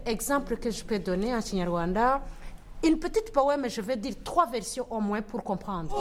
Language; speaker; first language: French; non-native, local second language; Kinyarwanda